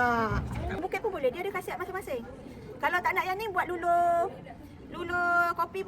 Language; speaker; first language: Malay; native; Malay